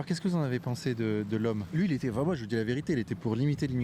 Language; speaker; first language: French; native; French